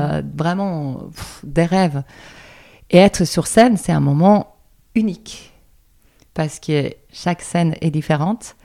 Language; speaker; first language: French; non-native, fluent; Spanish